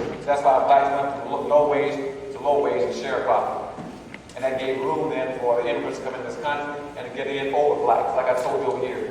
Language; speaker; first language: English; native; English